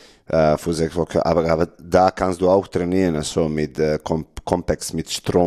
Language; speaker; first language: German; non-native, learner; Serbian